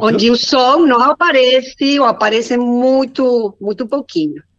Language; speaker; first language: Portuguese; non-native, learner; Spanish